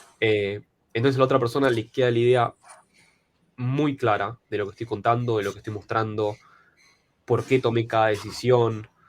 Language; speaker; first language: Spanish; native; Spanish